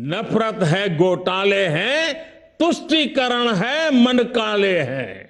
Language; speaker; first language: Hindi; non-native, local second language; Gujarati